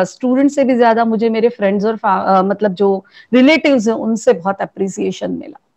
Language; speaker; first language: Hindi; native; Hindi